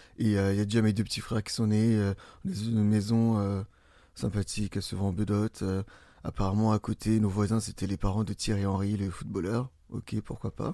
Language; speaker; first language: French; early bilingual, other home language; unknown